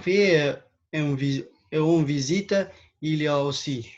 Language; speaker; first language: French; non-native, learner; Albanian